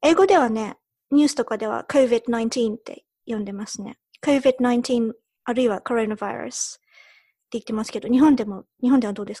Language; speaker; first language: Japanese; early bilingual, heritage; Japanese